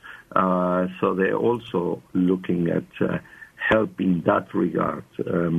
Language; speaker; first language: English; non-native, fluent; Spanish